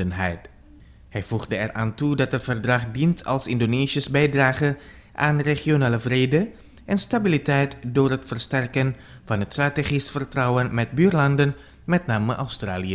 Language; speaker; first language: Dutch; non-native, fluent; Indonesian